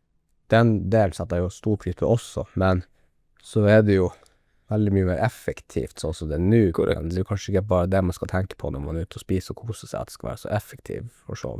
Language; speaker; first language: Norwegian; native; Norwegian